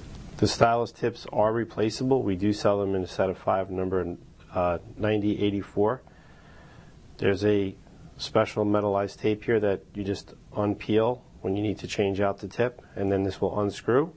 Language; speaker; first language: English; native; English